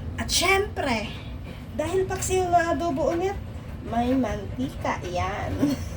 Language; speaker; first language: Filipino; non-native, local second language; Cebuano